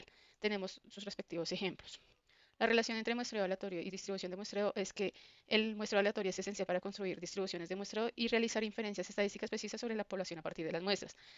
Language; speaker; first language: Spanish; native; Spanish